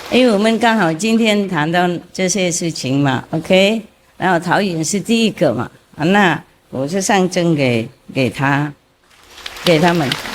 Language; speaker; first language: Chinese; non-native, fluent; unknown